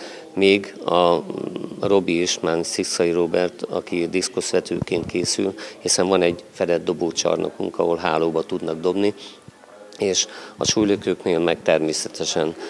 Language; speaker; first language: Hungarian; native; Hungarian